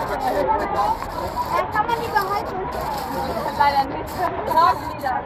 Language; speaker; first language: German; non-native, learner; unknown